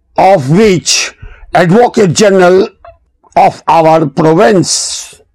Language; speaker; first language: English; non-native, local second language; Urdu